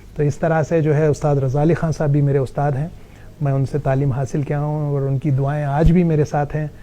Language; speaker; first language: Hindi; non-native, local second language; Urdu